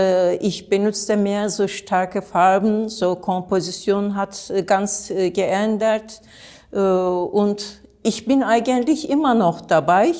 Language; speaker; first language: German; non-native, learner; Turkish